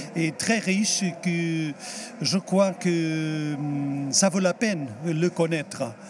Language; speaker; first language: French; non-native, fluent; Portuguese